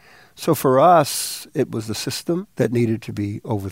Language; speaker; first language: English; early bilingual, other home language; Spanish